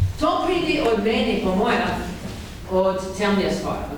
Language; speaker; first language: Slovenian; non-native, learner; English